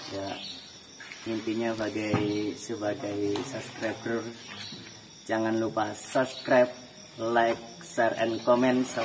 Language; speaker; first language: Indonesian; non-native, local second language; Javanese